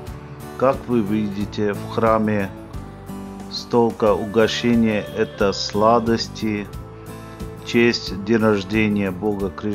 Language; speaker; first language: Russian; non-native, fluent; Hindi